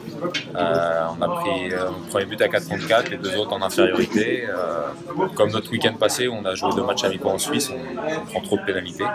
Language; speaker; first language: French; native; French